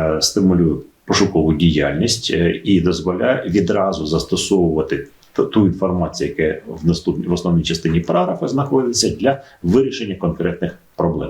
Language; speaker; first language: Ukrainian; native; Ukrainian